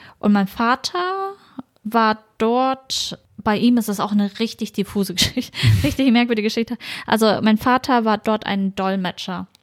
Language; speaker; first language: German; native; German